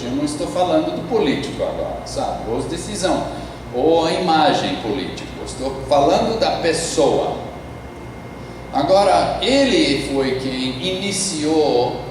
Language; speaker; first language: Portuguese; non-native, fluent; English